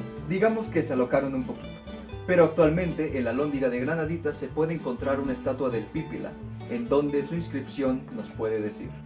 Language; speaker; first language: Spanish; native; Spanish